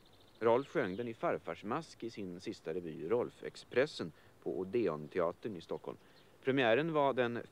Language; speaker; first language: Swedish; native; Swedish